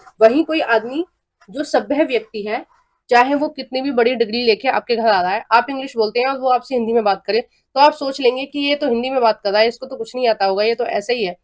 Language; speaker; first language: Hindi; native; Hindi